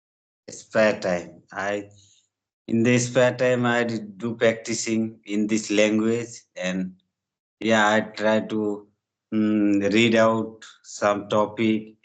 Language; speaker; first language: English; non-native, learner; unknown